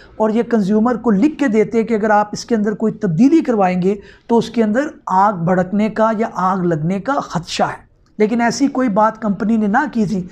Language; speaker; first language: Urdu; non-native, local second language; Punjabi